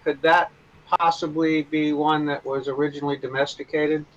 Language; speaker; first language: English; native; English